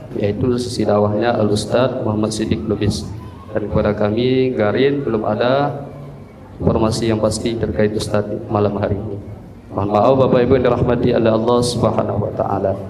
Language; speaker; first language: Malay; non-native, local second language; Minangkabau